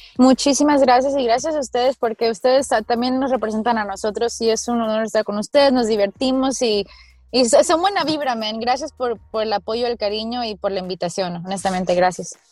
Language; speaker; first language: Spanish; early bilingual, heritage; Spanish